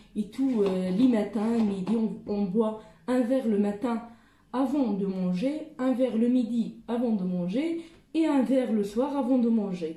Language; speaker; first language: French; non-native, local second language; Arabic